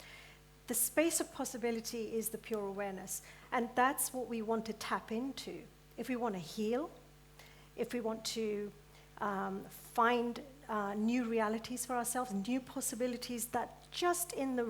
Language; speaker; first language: English; early bilingual, other home language; Gujarati